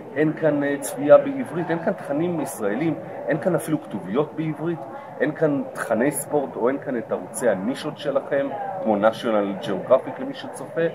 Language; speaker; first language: Hebrew; native; Hebrew